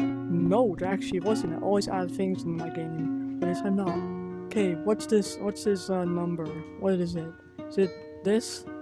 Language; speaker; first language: English; non-native, fluent; Dutch